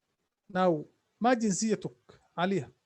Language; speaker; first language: Arabic; non-native, fluent; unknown